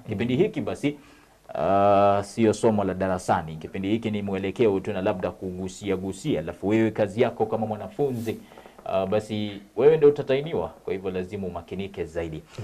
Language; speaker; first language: Swahili; native; Swahili